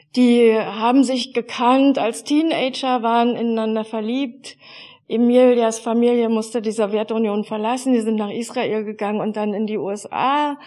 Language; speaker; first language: German; native; German